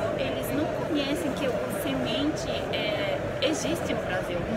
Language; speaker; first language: Portuguese; non-native, learner; Japanese